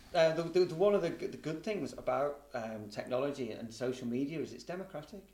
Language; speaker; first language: English; native; English